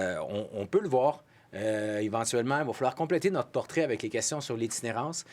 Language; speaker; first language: French; native; French